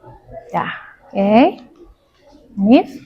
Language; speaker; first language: Indonesian; native; Indonesian